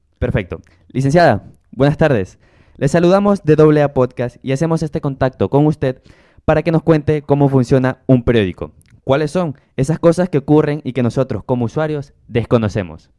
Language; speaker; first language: Spanish; native; Spanish